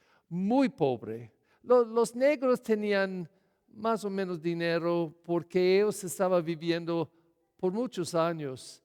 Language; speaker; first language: Spanish; non-native, fluent; English